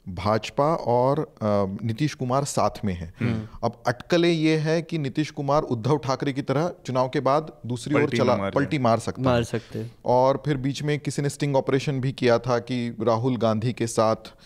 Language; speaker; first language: Hindi; non-native, local second language; Marathi